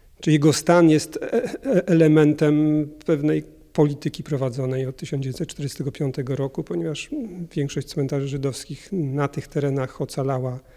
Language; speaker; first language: Polish; native; Polish